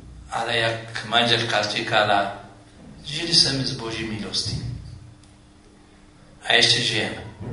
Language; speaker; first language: Czech; non-native, fluent; Amharic